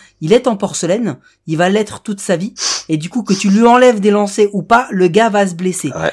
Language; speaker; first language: French; native; French